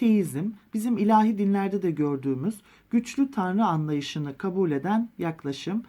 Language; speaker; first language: Turkish; native; Turkish